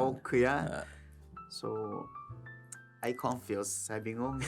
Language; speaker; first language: English; non-native, learner; Filipino